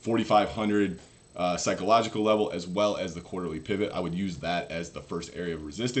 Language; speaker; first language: English; native; English